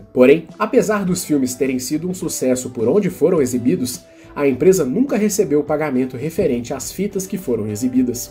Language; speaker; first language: Portuguese; native; Portuguese